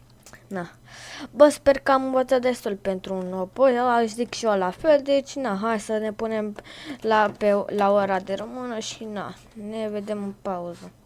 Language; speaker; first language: Romanian; native; Romanian